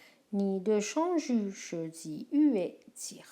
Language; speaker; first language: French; non-native, fluent; Chinese